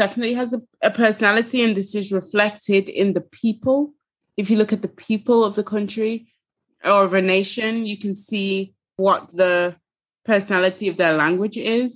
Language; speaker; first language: English; early bilingual, other home language; Ga